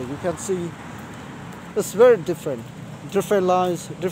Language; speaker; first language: English; non-native, learner; Lao